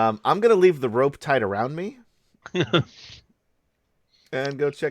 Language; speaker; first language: English; native; English